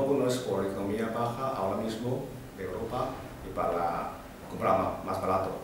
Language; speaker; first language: Spanish; non-native, fluent; Chinese